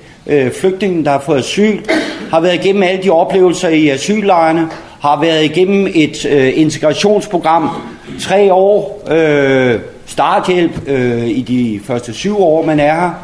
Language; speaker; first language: Danish; native; Danish